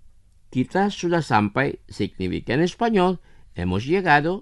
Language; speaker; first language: Spanish; non-native, fluent; Indonesian